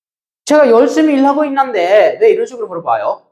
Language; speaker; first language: Korean; non-native, fluent; Sinhala